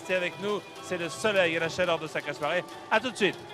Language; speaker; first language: French; native; French